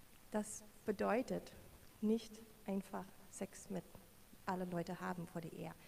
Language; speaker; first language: German; non-native, learner; English